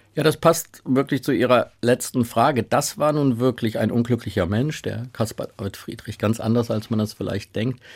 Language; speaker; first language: German; native; German